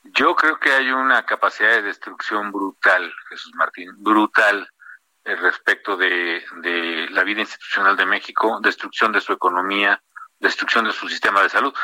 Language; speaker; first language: Spanish; native; Spanish